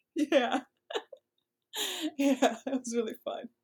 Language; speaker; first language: English; non-native, fluent; Portuguese